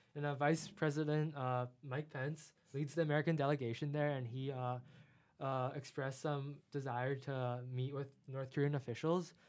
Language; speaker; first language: English; non-native, fluent; Chinese